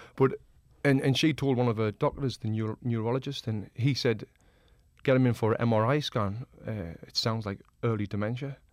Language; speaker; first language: English; native; English